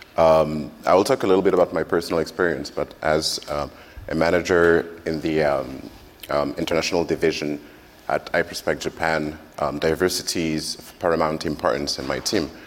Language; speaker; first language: English; non-native, fluent; French